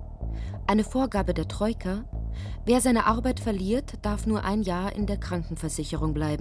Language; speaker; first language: German; native; German